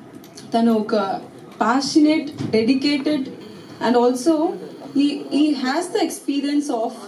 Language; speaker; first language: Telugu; non-native, learner; Tamil